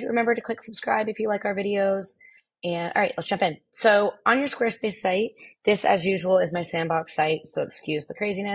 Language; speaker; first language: English; native; English